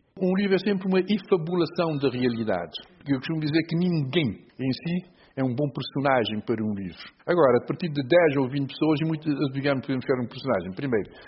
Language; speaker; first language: Portuguese; non-native, local second language; Kabuverdianu